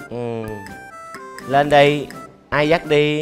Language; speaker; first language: Vietnamese; native; Vietnamese